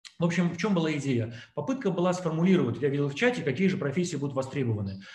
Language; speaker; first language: Russian; native; Russian